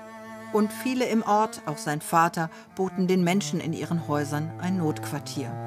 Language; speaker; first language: German; native; German